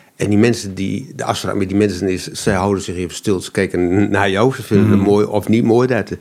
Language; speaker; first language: Dutch; native; Dutch